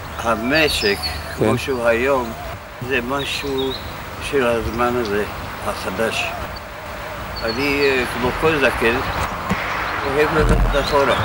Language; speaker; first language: Hebrew; non-native, fluent; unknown